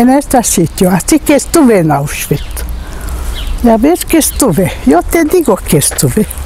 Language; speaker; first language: Spanish; non-native, fluent; Hungarian